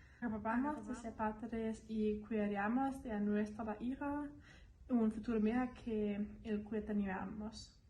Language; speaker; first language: Spanish; non-native, learner; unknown